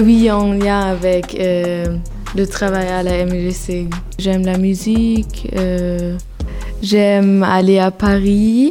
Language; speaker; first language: French; non-native, learner; German